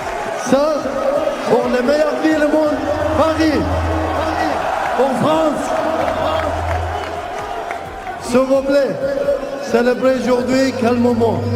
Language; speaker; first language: French; non-native, learner; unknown